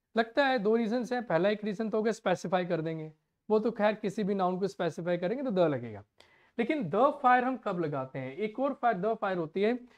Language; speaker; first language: Hindi; non-native, local second language; Punjabi